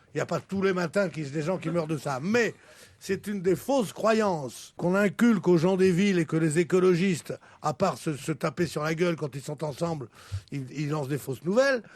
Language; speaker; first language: French; native; French